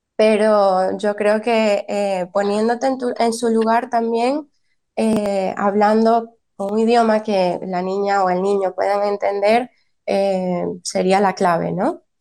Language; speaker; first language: Spanish; native; Spanish